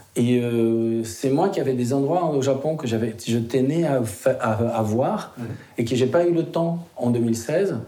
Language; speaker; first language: French; non-native, fluent; Portuguese